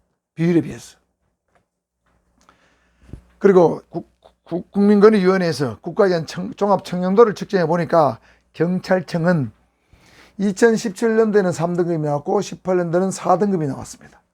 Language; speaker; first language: Korean; native; Korean